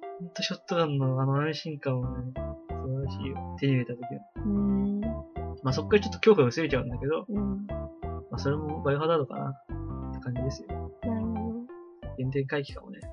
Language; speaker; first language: Japanese; native; Japanese